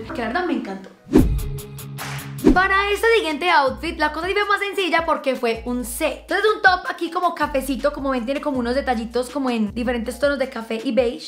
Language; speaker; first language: Spanish; native; Spanish